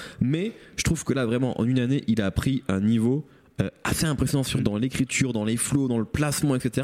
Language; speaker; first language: French; native; French